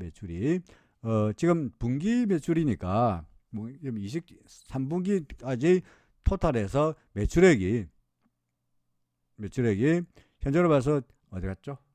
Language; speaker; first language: Korean; native; Korean